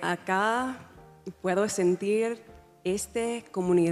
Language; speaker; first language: Spanish; non-native, learner; English